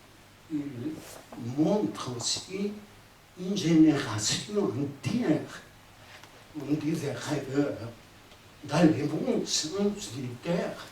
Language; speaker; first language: French; non-native, fluent; Spanish